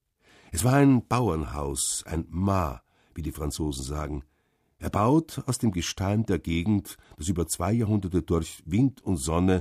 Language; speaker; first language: German; native; German